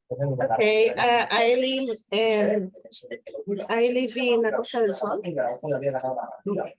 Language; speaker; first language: English; non-native, learner; Spanish